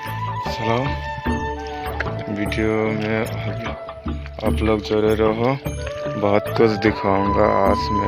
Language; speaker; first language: Hindi; non-native, local second language; Assamese